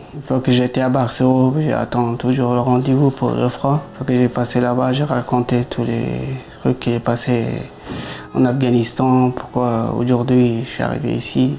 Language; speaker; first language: French; non-native, learner; Persian